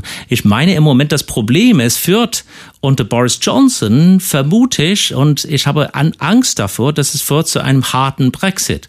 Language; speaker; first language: German; non-native, fluent; English